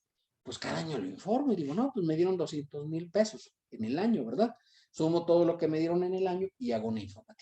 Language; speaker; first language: Spanish; native; Spanish